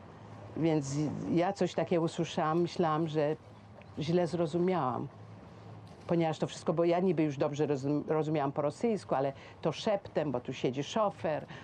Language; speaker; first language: Polish; native; Polish